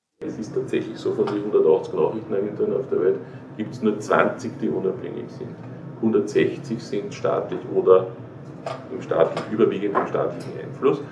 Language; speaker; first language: German; native; German